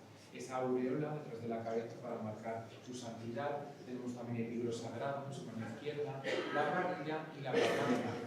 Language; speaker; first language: Spanish; native; Spanish